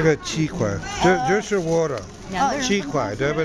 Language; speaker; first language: Chinese; non-native, learner; English